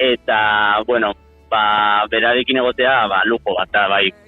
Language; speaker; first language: Basque; non-native, local second language; Spanish